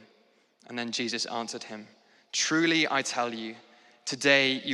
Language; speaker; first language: English; native; English